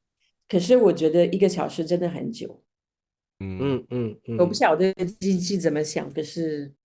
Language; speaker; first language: Chinese; non-native, fluent; Spanish